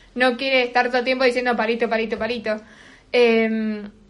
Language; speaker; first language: Spanish; native; Spanish